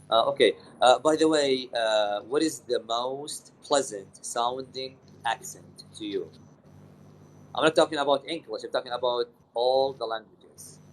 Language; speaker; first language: English; non-native, fluent; Arabic